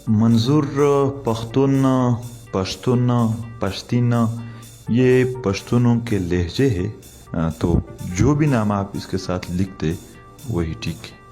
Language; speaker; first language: Urdu; non-native, local second language; Pashto